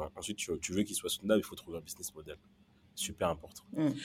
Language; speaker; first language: French; non-native, local second language; Kinyarwanda